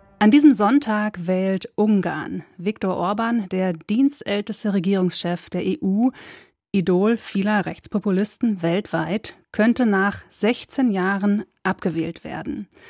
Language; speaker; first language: German; native; German